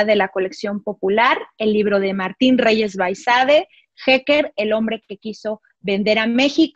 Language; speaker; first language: Spanish; native; Spanish